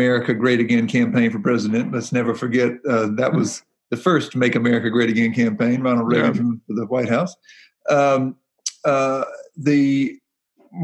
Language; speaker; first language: English; native; English